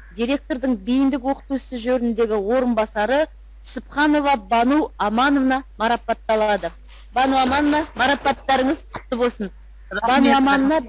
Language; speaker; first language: Kazakh; native; Kazakh